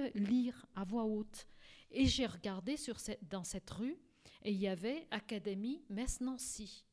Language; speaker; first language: French; early bilingual, other home language; Portuguese